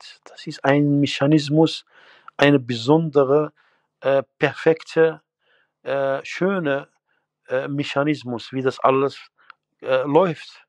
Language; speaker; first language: German; non-native, fluent; Arabic